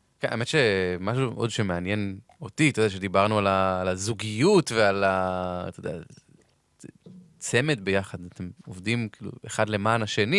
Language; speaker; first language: Hebrew; native; Hebrew